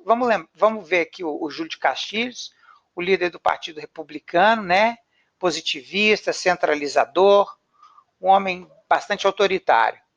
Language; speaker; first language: Portuguese; native; Portuguese